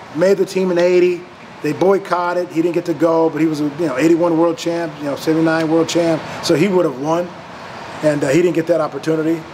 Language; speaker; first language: English; native; English